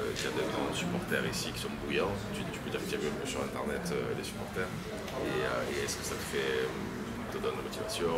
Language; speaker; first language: French; non-native, fluent; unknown